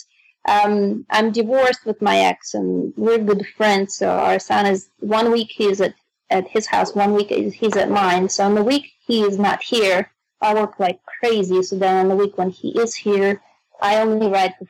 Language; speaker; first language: English; non-native, fluent; Russian